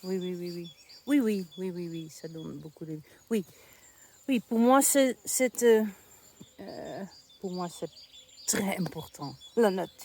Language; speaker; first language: French; non-native, learner; Dutch